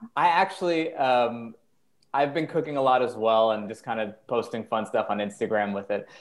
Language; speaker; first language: English; early bilingual, other home language; Persian